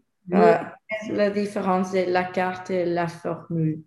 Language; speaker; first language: French; non-native, learner; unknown